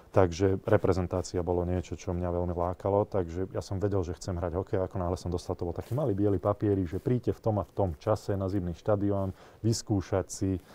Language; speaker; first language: Slovak; native; Slovak